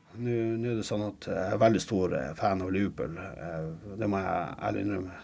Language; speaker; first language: Norwegian; early bilingual, other home language; Russian